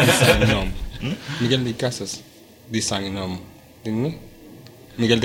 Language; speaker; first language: English; non-native, fluent; Spanish